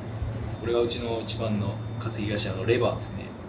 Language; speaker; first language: Japanese; native; Japanese